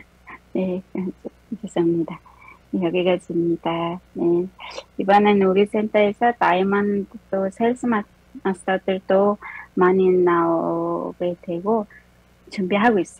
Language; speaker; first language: Korean; non-native, fluent; Mongolian